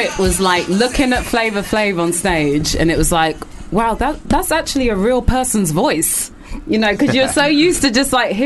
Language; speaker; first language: English; native; English